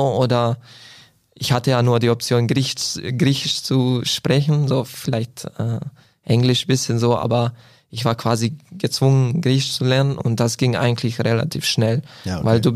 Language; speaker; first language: German; non-native, fluent; Croatian